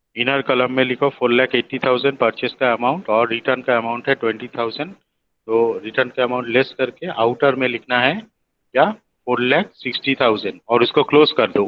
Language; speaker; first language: Hindi; non-native, local second language; Bangla